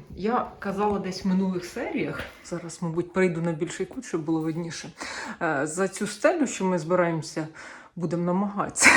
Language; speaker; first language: Ukrainian; non-native, local second language; Russian